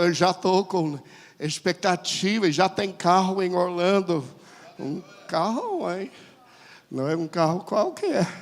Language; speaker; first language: Portuguese; non-native, fluent; English